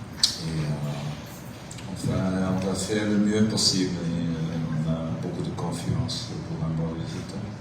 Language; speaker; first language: French; non-native, fluent; Dutch